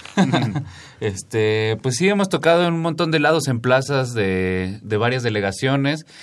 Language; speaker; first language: Spanish; native; Spanish